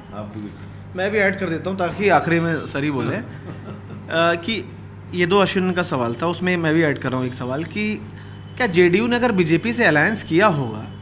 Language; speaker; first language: Hindi; native; Hindi